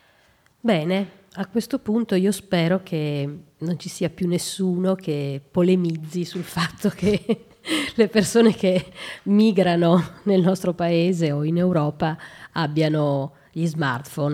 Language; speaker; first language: Italian; native; Italian